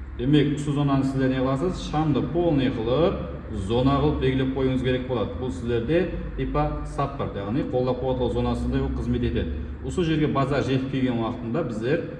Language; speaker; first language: Uzbek; non-native, local second language; Kara-Kalpak